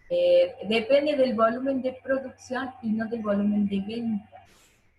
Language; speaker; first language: Spanish; native; Spanish